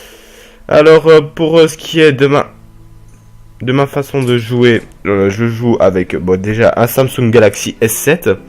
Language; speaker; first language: French; native; French